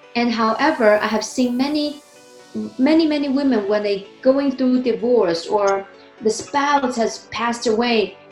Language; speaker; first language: English; non-native, fluent; Chinese